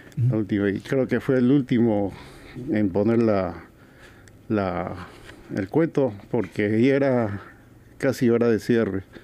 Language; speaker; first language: Spanish; native; Spanish